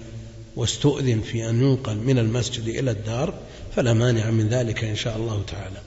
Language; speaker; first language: Arabic; native; Arabic